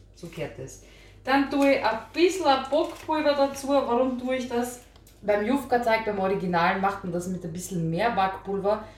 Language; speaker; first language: German; early bilingual, other home language; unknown